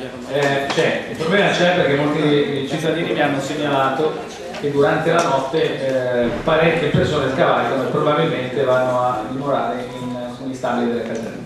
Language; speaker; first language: Italian; native; Italian